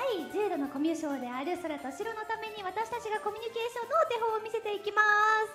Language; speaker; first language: Japanese; native; Japanese